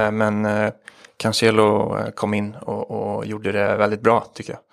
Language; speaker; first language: Swedish; native; Swedish